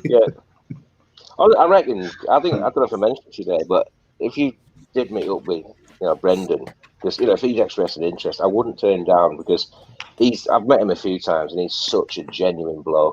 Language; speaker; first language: English; native; English